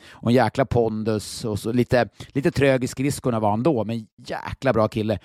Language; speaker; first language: Swedish; native; Swedish